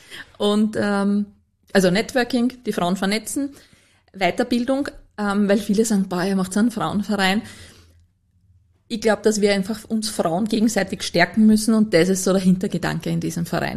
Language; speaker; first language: German; native; German